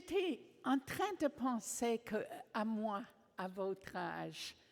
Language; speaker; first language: French; non-native, fluent; English